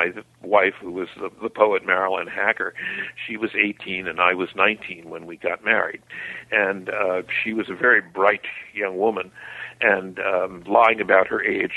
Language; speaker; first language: English; native; English